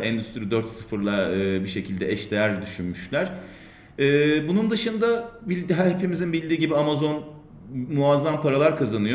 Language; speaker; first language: Turkish; native; Turkish